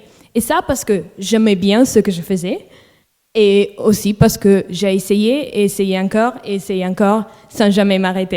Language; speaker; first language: French; non-native, local second language; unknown